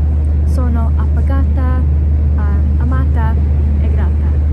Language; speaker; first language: Italian; non-native, learner; English